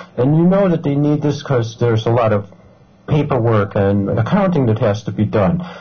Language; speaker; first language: English; native; English